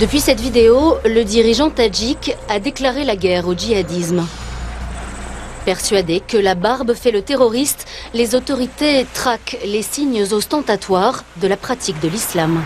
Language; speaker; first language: French; native; French